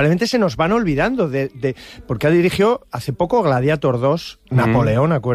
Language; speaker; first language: Spanish; native; Spanish